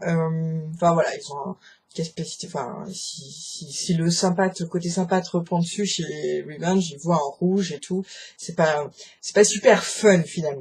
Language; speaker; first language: French; native; French